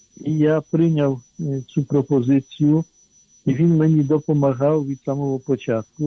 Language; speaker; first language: Ukrainian; non-native, fluent; Polish